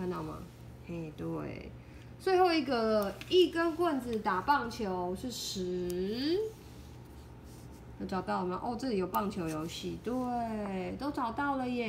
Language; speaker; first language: Chinese; native; Chinese